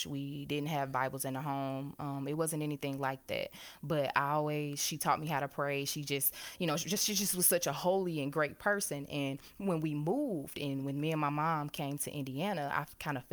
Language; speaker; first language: English; native; English